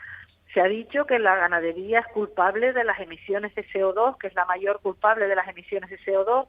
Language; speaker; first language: Spanish; native; Spanish